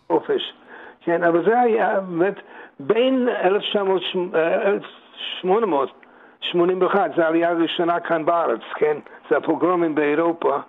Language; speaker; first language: Hebrew; non-native, fluent; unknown